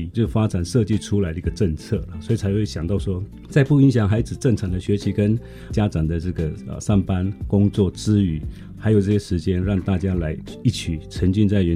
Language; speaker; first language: Chinese; non-native, local second language; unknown